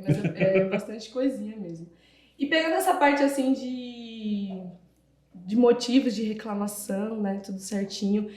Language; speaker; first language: Portuguese; native; Portuguese